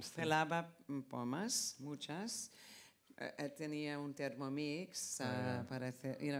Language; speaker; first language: Spanish; non-native, fluent; English